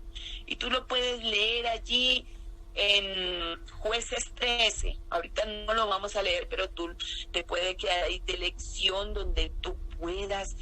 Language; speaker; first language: Spanish; native; Spanish